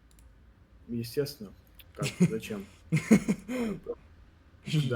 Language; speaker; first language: Russian; native; Russian